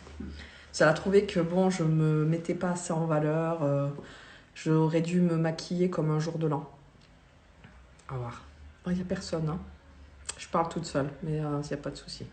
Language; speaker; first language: French; native; French